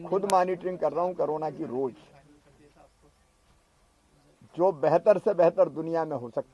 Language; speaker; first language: Hindi; native; Hindi